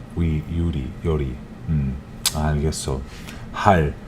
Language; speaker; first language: Korean; non-native, learner; English